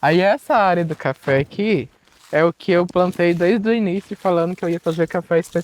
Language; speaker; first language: Portuguese; native; Portuguese